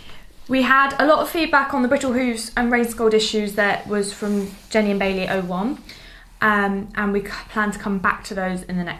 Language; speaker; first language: English; native; English